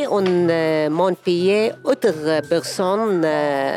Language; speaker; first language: French; non-native, learner; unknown